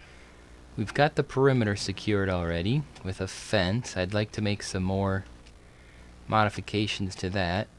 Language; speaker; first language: English; native; English